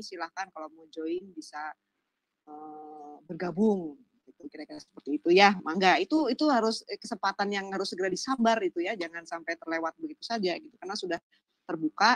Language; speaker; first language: Indonesian; native; Indonesian